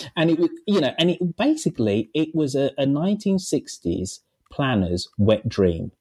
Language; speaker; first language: English; native; English